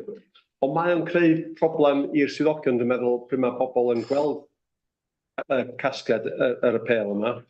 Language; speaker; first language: Welsh; native; Welsh